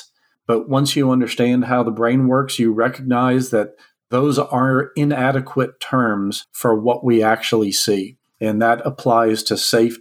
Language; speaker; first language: English; native; English